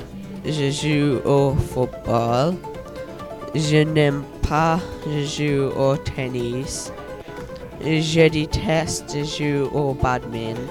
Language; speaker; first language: French; non-native, learner; English